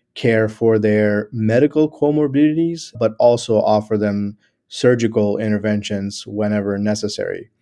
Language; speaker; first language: English; non-native, local second language; Gujarati